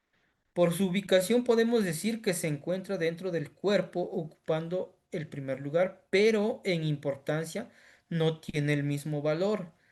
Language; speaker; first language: Spanish; native; Spanish